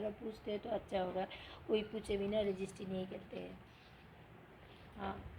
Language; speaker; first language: Hindi; non-native, local second language; Bangla